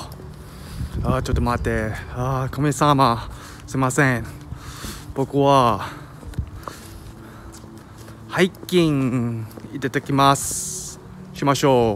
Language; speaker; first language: Japanese; non-native, learner; English